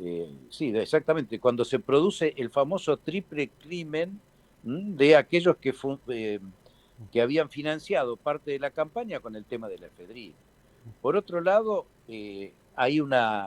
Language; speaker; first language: Spanish; native; Spanish